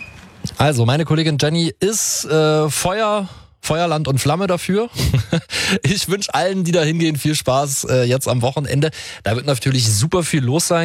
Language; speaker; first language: German; native; German